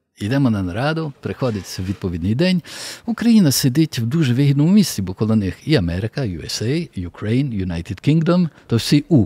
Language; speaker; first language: Ukrainian; early bilingual, heritage; Ukrainian